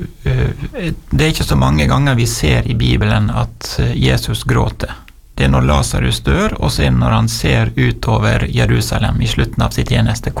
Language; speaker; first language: Norwegian; native; Norwegian